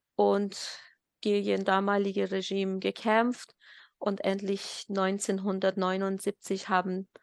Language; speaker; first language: German; non-native, fluent; Persian